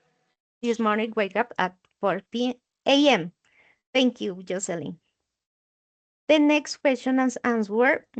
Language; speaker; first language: English; non-native, learner; Spanish